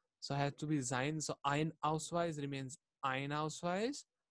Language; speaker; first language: German; non-native, fluent; Hindi